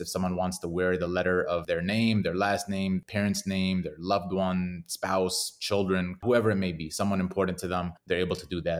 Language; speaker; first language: English; native; English